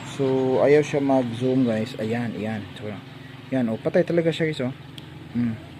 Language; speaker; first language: Filipino; native; Filipino